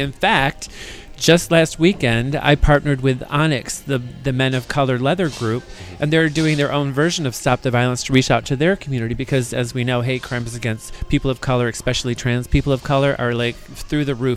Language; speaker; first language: English; native; English